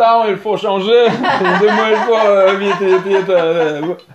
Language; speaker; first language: French; non-native, learner; Russian